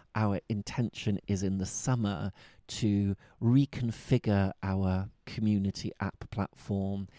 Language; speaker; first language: English; native; English